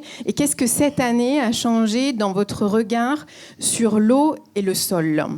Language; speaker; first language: French; native; French